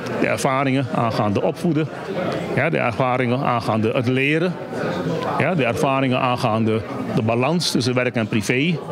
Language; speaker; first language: Dutch; native; Dutch